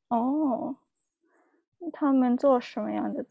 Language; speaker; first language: Chinese; non-native, learner; English